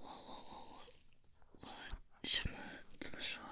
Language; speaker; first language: Chinese; early bilingual, heritage; Chinese